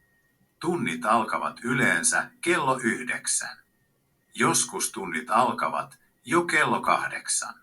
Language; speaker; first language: Finnish; non-native, learner; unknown